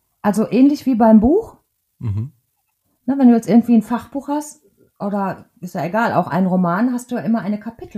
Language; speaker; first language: German; native; German